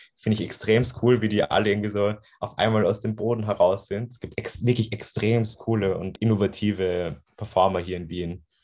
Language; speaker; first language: German; native; German